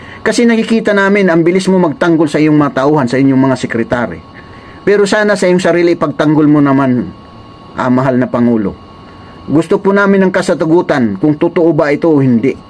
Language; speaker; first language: Filipino; non-native, local second language; Waray